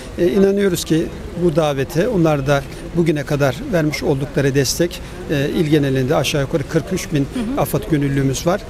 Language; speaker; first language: Turkish; native; Turkish